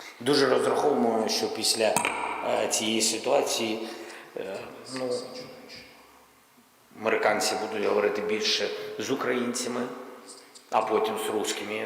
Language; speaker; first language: Ukrainian; non-native, local second language; Russian